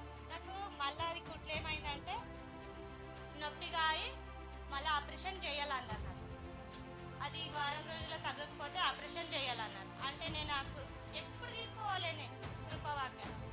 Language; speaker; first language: Telugu; non-native, local second language; Kannada